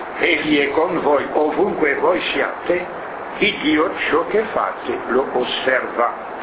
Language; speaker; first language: Italian; non-native, fluent; Arabic